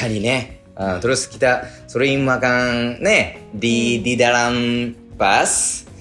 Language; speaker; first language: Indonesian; non-native, learner; Japanese